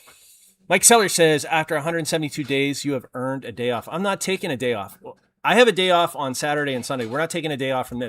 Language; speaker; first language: English; native; English